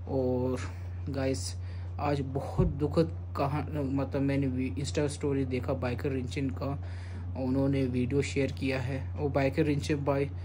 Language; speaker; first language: Hindi; non-native, local second language; Tibetan